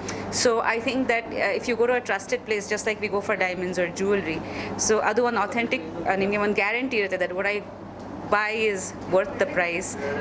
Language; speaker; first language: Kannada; non-native, fluent; Bangla